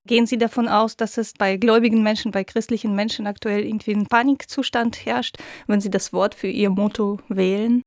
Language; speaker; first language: German; native; German